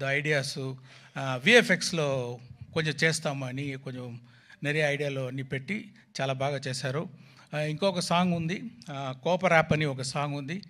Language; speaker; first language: Telugu; non-native, learner; Tamil